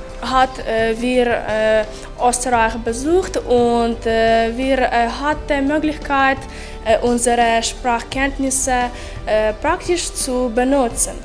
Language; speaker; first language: German; non-native, learner; Ukrainian